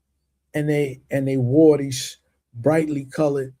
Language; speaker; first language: English; native; English